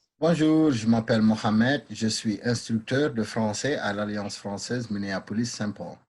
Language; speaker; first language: French; non-native, local second language; Wolof